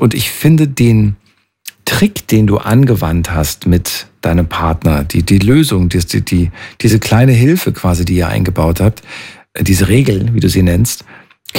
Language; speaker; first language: German; native; German